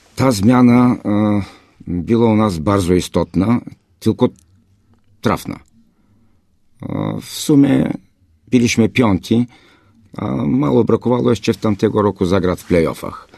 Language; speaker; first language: Polish; non-native, fluent; Bulgarian